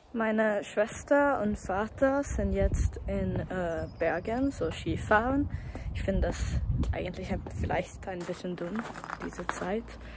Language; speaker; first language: German; non-native, learner; Swedish